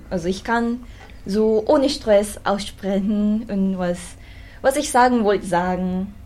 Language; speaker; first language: German; non-native, learner; Japanese